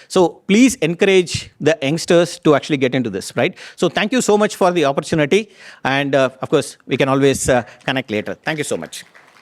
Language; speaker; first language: English; non-native, local second language; Tamil